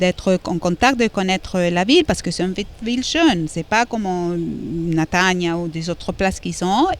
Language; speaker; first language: French; non-native, fluent; Spanish